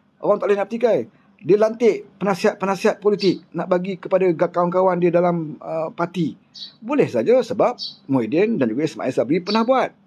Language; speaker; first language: Malay; native; Malay